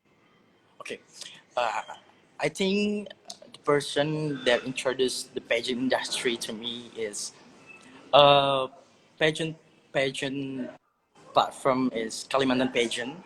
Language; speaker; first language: English; non-native, learner; Indonesian